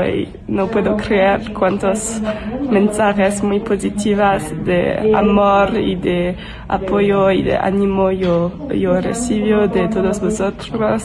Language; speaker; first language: Spanish; non-native, learner; English